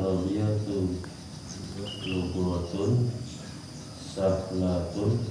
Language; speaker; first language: Arabic; non-native, learner; Indonesian